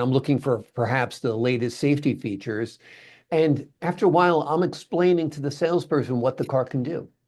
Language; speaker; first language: English; native; English